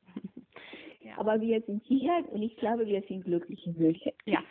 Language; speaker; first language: German; non-native, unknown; Spanish